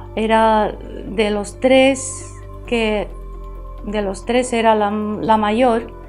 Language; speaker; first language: Spanish; early bilingual, heritage; Spanish